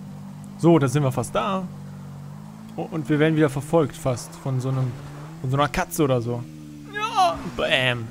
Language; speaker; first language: German; native; German